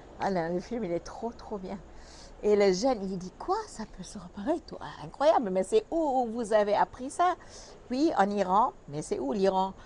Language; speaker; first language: French; non-native, fluent; German